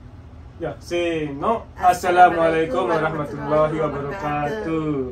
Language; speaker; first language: Indonesian; non-native, fluent; Japanese